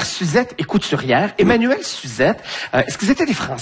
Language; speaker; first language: French; native; French